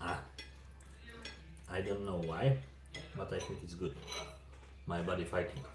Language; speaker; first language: English; non-native, learner; Polish